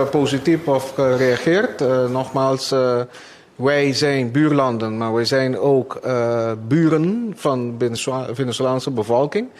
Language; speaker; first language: Dutch; non-native, local second language; Papiamento